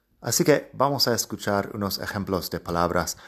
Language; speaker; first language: Spanish; non-native, fluent; English